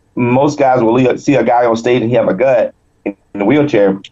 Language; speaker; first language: English; native; English